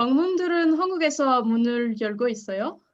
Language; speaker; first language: Korean; non-native, learner; French